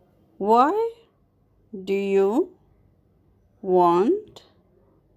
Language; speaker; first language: English; non-native, fluent; Arabic